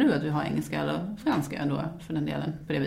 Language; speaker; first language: Swedish; native; Swedish